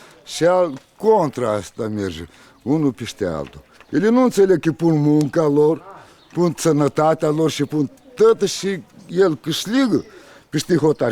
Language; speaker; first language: Romanian; non-native, local second language; Romany